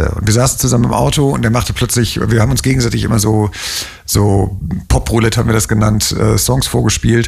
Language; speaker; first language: German; native; German